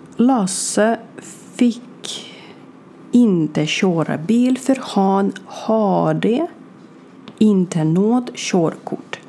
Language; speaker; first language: Swedish; non-native, learner; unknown